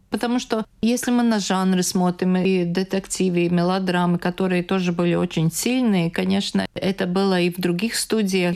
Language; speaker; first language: Russian; non-native, local second language; Latvian